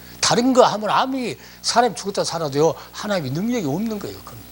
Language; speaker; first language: Korean; native; Korean